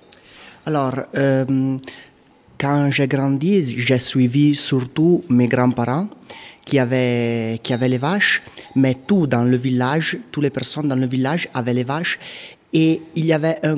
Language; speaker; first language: French; non-native, local second language; Italian